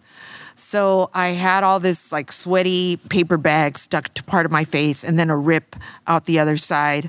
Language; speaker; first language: English; native; English